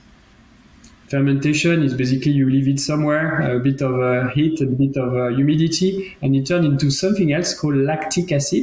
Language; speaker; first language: English; non-native, fluent; French